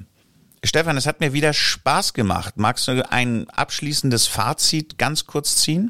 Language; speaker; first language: German; native; German